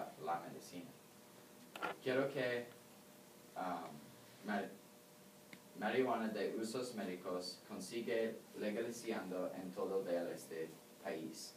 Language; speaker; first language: Spanish; non-native, learner; English